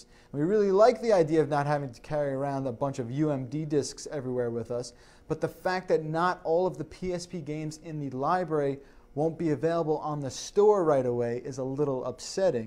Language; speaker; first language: English; native; English